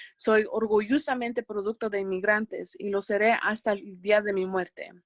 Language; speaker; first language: Spanish; early bilingual, heritage; Spanish